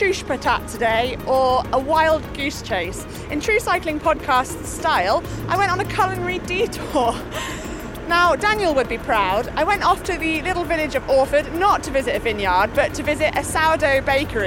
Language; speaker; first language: English; native; English